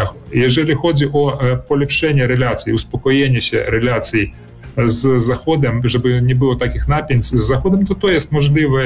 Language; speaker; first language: Polish; early bilingual, heritage; Polish